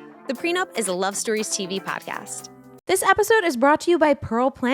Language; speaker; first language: English; native; English